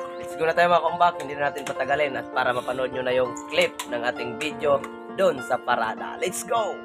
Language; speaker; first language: Filipino; non-native, local second language; Masbatenyo